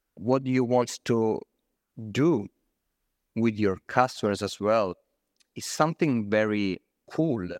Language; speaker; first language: English; non-native, fluent; Italian